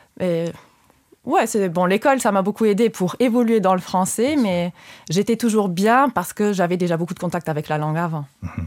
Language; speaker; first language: French; non-native, local second language; Luxembourgish